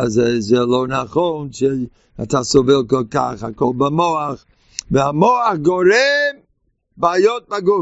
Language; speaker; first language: Hebrew; non-native, fluent; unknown